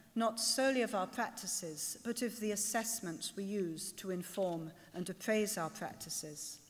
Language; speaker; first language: English; native; English